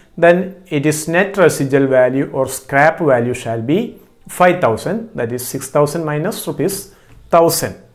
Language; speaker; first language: English; non-native, local second language; Malayalam